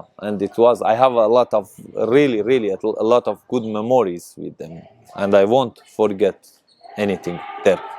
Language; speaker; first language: English; non-native, learner; Persian